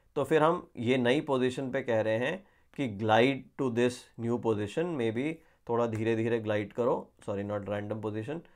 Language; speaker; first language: Hindi; native; Hindi